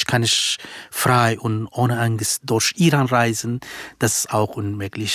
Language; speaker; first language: German; non-native, fluent; Kurdish